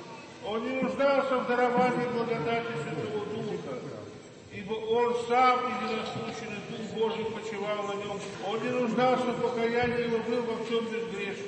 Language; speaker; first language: Russian; native; Russian